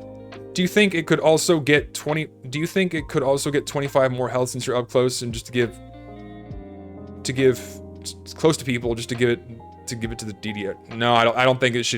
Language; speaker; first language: English; native; English